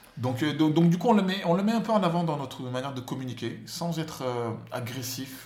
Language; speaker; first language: French; non-native, local second language; Wolof